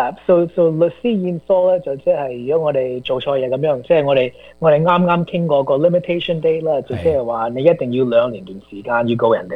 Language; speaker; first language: Chinese; early bilingual, heritage; Cantonese